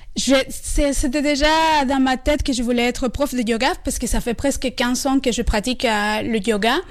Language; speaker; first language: French; non-native, fluent; Spanish